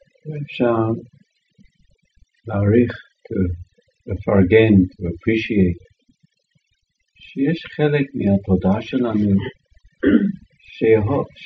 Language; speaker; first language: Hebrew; non-native, fluent; English